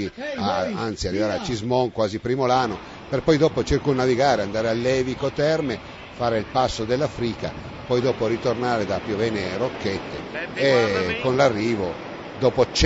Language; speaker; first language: Italian; native; Italian